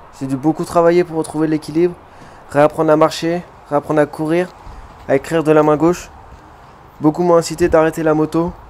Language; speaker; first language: French; native; French